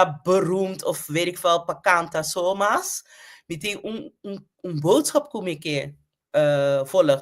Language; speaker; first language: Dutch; non-native, local second language; Papiamento